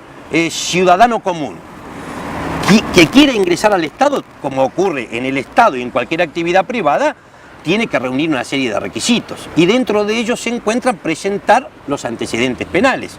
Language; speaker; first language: Spanish; native; Spanish